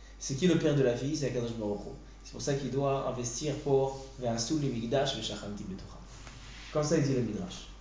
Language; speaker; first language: French; native; French